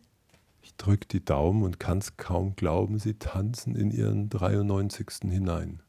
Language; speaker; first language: German; native; German